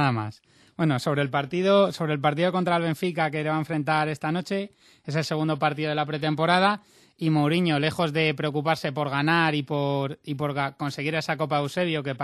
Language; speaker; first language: Spanish; native; Spanish